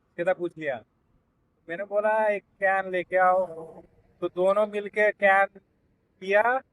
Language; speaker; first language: Hindi; non-native, local second language; Telugu